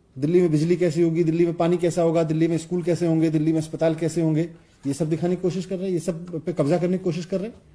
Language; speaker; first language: Hindi; native; Hindi